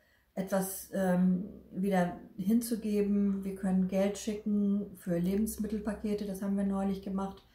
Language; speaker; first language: German; native; German